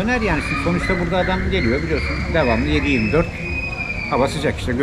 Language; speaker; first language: Turkish; native; Turkish